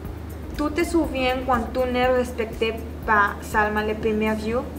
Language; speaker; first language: French; non-native, learner; Spanish